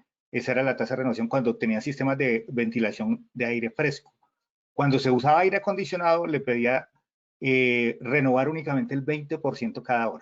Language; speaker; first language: Spanish; native; Spanish